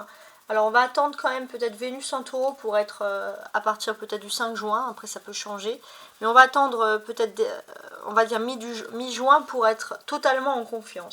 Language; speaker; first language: French; native; French